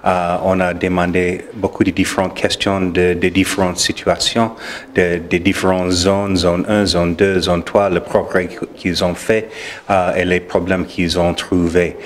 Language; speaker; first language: French; non-native, learner; English